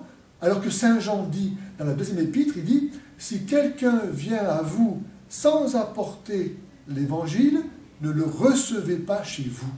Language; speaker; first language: French; native; French